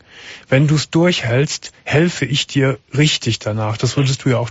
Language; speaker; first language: German; native; German